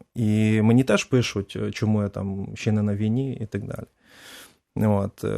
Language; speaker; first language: Ukrainian; native; Ukrainian